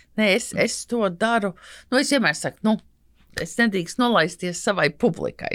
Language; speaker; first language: Latvian; early bilingual, heritage; Latvian